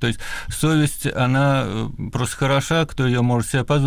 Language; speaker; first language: Russian; native; Russian